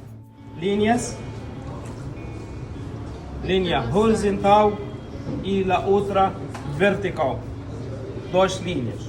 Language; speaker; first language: Portuguese; non-native, learner; Arabic